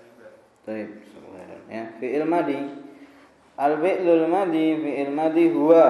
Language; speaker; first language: Arabic; non-native, fluent; Indonesian